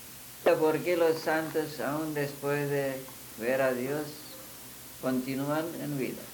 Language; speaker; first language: Spanish; non-native, fluent; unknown